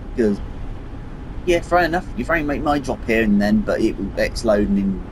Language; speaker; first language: English; native; English